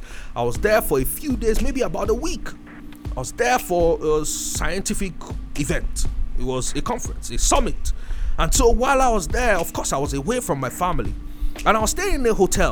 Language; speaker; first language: English; non-native, local second language; Yoruba